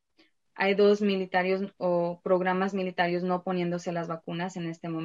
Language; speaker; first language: Spanish; early bilingual, heritage; Spanish